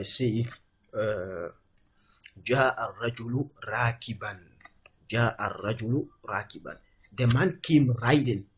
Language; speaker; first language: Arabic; non-native, fluent; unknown